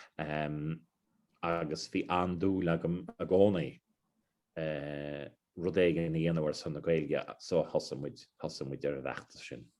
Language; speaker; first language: Irish; non-native, local second language; English